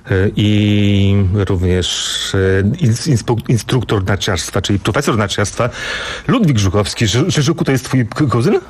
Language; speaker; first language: Polish; native; Polish